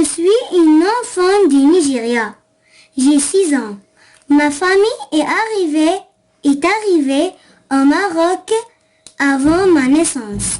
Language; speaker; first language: French; non-native, local second language; Arabic